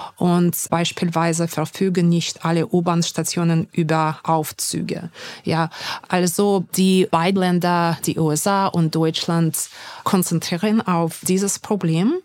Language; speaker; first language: German; non-native, fluent; English